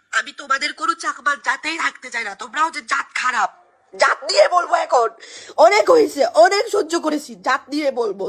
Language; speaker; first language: Bangla; non-native, local second language; Chakma